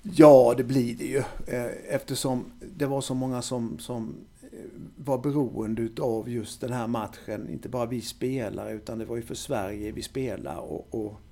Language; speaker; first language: Swedish; native; Swedish